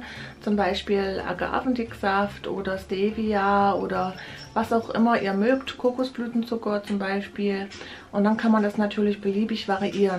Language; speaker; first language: German; native; German